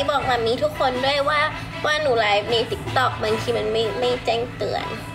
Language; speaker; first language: Thai; early bilingual, other home language; English